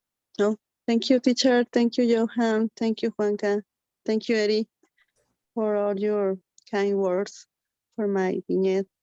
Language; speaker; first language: English; non-native, learner; Spanish